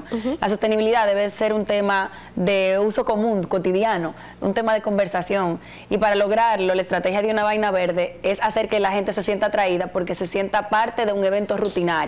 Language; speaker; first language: Spanish; native; Spanish